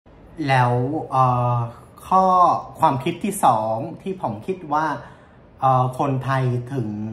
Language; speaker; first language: Thai; non-native, fluent; Vietnamese